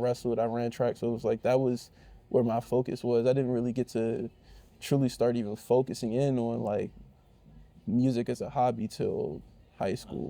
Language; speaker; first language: English; native; English